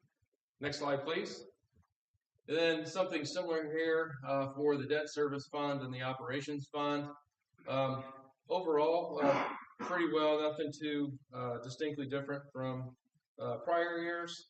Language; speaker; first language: English; native; English